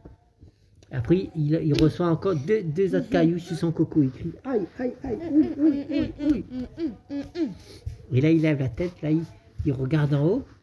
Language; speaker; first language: French; native; French